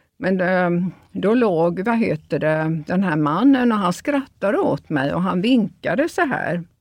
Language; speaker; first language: Swedish; early bilingual, other home language; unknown